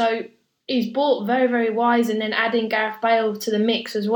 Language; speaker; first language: English; native; English